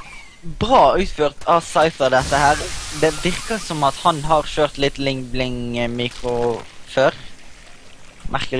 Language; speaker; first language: Norwegian; native; Norwegian